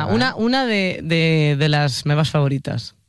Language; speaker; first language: Catalan; non-native, learner; Spanish